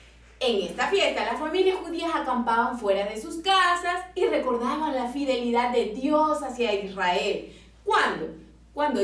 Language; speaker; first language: Spanish; native; Spanish